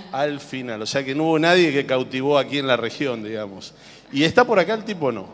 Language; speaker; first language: Spanish; native; Spanish